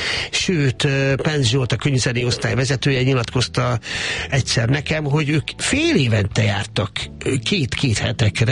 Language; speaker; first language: Hungarian; native; Hungarian